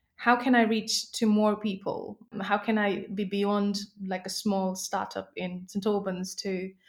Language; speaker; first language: English; non-native, local second language; Nepali